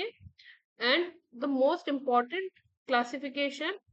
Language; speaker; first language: English; non-native, local second language; Hindi